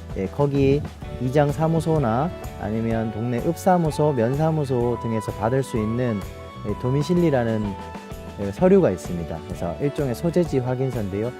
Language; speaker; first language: Korean; native; Korean